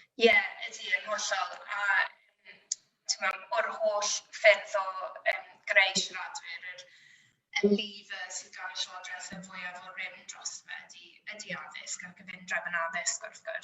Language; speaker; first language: Welsh; native; Welsh